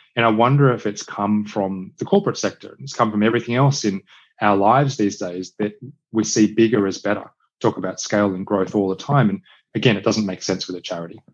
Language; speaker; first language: English; native; English